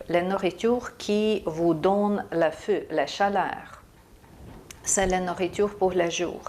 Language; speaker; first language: French; non-native, fluent; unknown